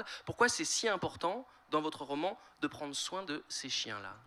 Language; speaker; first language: French; native; French